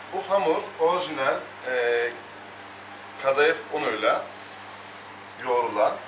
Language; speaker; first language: Turkish; native; Turkish